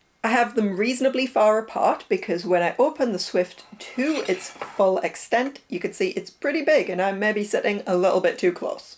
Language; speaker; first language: English; native; English